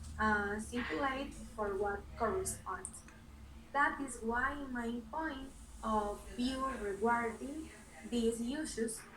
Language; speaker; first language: English; non-native, learner; Spanish